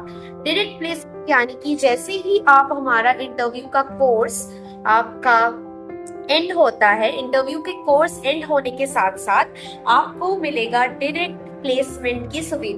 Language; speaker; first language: Hindi; non-native, local second language; Bangla